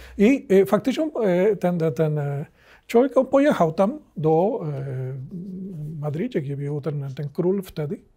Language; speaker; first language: Polish; non-native, learner; Spanish